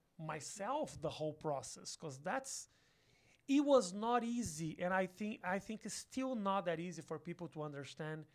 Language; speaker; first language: English; non-native, fluent; Portuguese